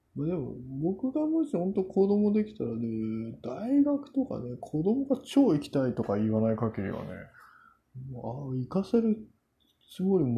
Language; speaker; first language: Japanese; non-native, fluent; Korean